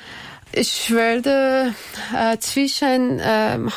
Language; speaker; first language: German; non-native, learner; Persian